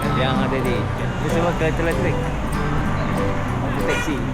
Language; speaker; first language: Malay; native; Malay